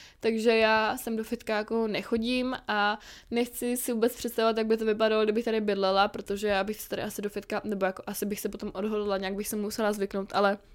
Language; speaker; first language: Czech; native; Czech